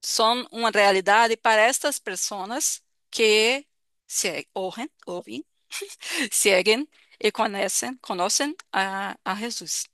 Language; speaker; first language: Spanish; non-native, fluent; Portuguese